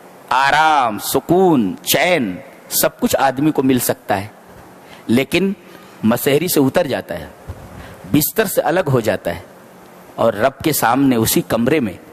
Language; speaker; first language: Urdu; native; Urdu